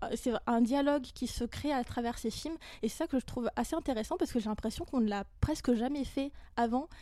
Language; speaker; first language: French; native; French